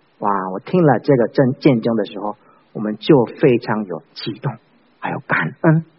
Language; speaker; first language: Chinese; non-native, fluent; Korean